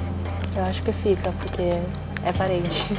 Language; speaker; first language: Portuguese; non-native, learner; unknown